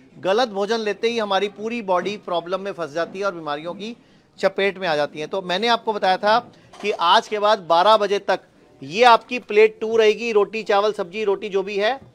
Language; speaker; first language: Hindi; native; Hindi